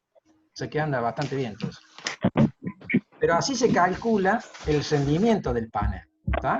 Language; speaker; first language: Spanish; native; Spanish